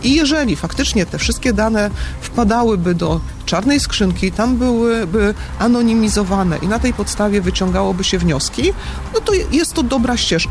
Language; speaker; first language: Polish; native; Polish